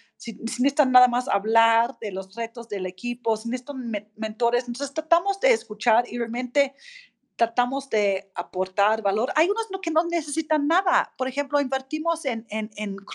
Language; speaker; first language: Spanish; non-native, fluent; English